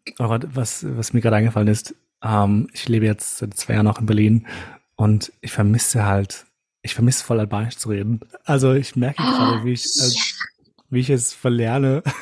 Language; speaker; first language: German; early bilingual, other home language; Albanian